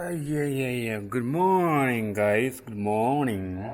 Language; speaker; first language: English; non-native, fluent; Tibetan